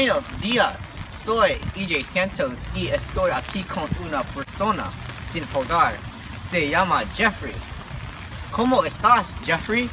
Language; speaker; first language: Spanish; non-native, learner; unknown